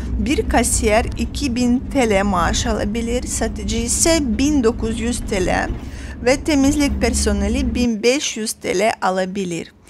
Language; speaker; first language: Turkish; non-native, fluent; Russian